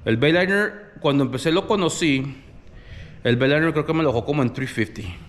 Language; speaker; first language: Spanish; early bilingual, other home language; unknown